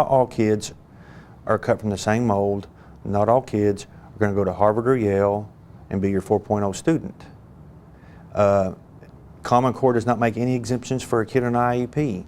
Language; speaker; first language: English; native; English